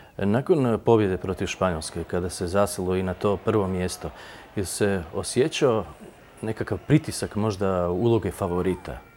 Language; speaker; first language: Croatian; native; Croatian